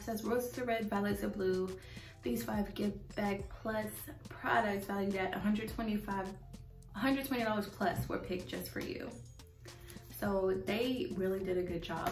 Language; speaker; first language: English; native; English